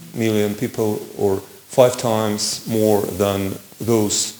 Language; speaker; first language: English; non-native, fluent; Armenian